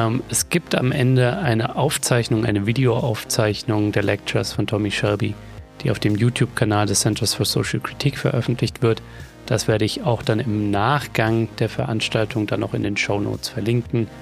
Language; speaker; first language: German; native; German